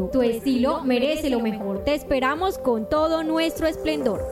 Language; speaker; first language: Spanish; native; Spanish